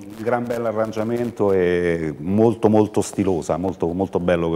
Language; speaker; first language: Italian; native; Italian